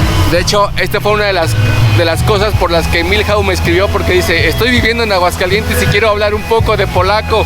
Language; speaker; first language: Spanish; native; Spanish